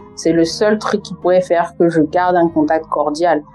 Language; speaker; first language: French; native; French